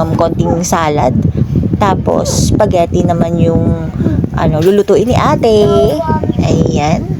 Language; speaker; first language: Filipino; non-native, local second language; Cebuano